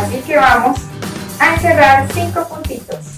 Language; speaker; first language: Spanish; native; Spanish